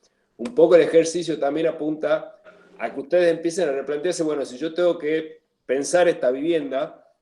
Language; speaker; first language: Spanish; native; Spanish